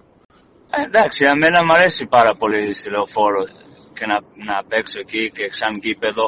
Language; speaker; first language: Greek; non-native, fluent; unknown